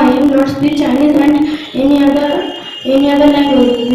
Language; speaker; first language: English; non-native, learner; Bangla